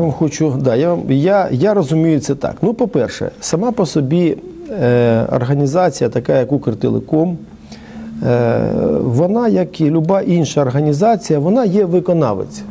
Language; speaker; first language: Ukrainian; native; Ukrainian